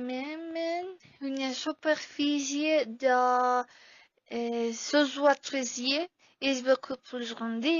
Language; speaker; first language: French; non-native, learner; Spanish